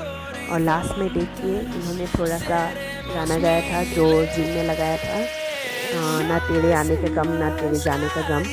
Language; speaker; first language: Hindi; native; Hindi